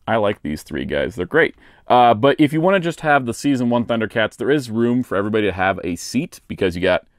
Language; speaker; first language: English; native; English